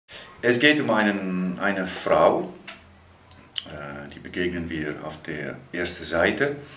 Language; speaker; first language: German; non-native, fluent; Dutch